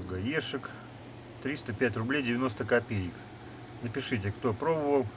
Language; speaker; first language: Russian; native; Russian